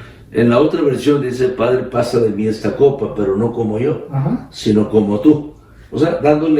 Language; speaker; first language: Spanish; native; Spanish